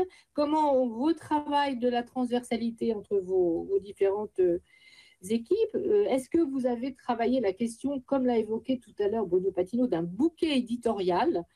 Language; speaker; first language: French; native; French